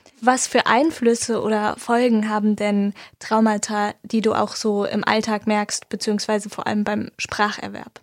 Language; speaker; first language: German; native; German